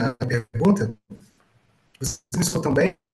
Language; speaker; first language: Spanish; non-native, learner; Portuguese